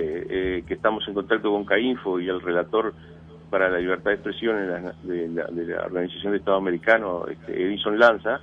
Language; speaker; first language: Spanish; native; Spanish